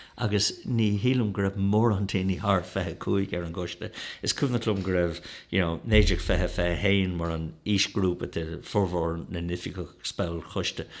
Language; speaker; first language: Irish; native; Irish